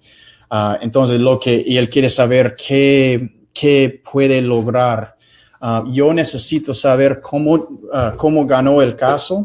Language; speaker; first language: Spanish; non-native, fluent; English